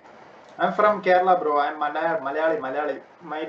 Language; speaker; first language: English; non-native, local second language; Malayalam